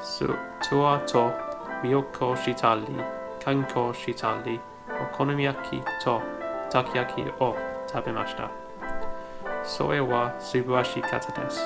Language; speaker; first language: Japanese; non-native, learner; English